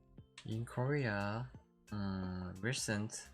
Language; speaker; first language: English; non-native, learner; Korean